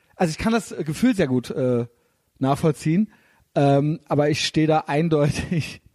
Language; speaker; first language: German; native; German